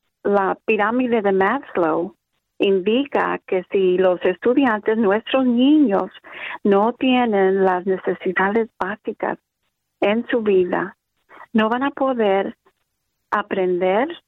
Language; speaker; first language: Spanish; early bilingual, other home language; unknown